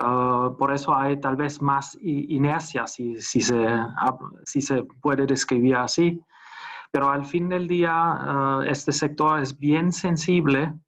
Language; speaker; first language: Spanish; non-native, fluent; German